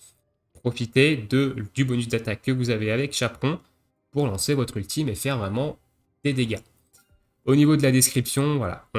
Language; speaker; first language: French; native; French